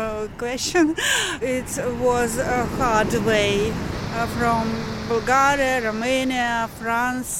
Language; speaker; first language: English; non-native, learner; Ukrainian